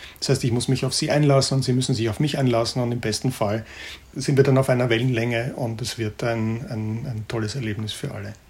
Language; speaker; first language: German; native; German